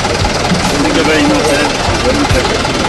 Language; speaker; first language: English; non-native, learner; Indonesian